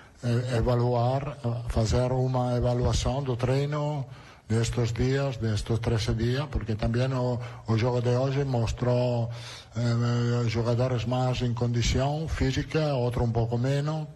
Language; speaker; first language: Portuguese; non-native, learner; Italian